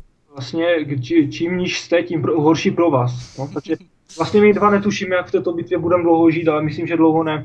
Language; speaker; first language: Czech; native; Czech